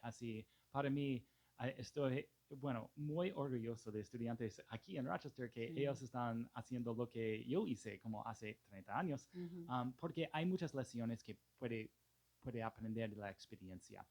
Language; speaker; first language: Spanish; non-native, fluent; English